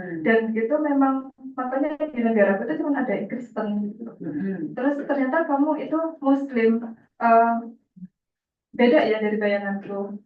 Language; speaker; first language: Indonesian; native; Indonesian